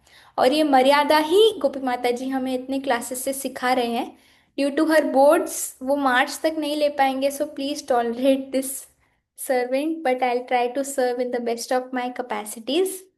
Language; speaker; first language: Hindi; native; Hindi